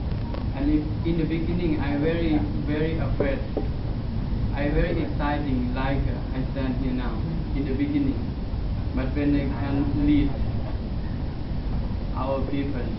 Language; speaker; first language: English; non-native, learner; Thai